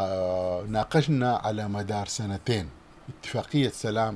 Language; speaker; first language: Arabic; native; Arabic